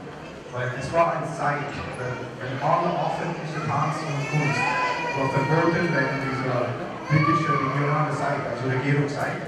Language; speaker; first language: German; non-native, fluent; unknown